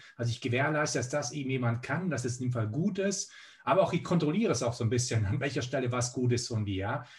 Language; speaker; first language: German; early bilingual, other home language; Serbian